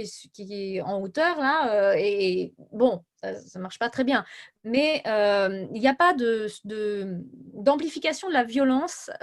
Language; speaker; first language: French; native; French